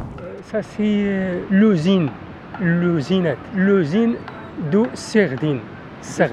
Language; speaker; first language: French; non-native, learner; Arabic